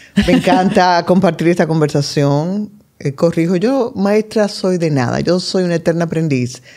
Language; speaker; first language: Spanish; native; Spanish